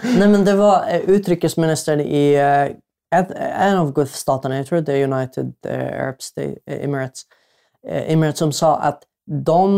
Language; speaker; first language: Swedish; non-native, fluent; Arabic